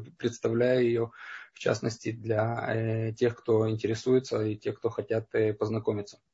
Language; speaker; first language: Russian; native; Russian